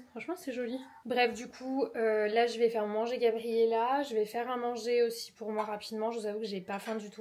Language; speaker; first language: French; native; French